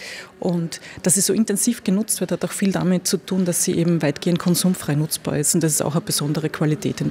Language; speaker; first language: German; native; German